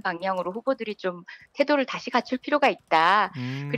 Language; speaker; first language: Korean; native; Korean